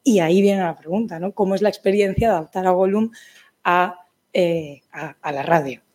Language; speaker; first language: Spanish; native; Spanish